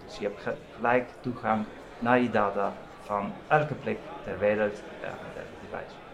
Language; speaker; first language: Dutch; non-native, fluent; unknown